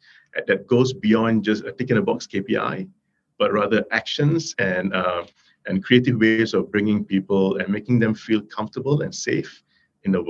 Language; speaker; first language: English; non-native, local second language; Tamil